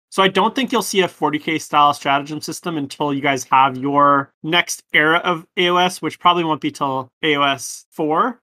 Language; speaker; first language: English; native; English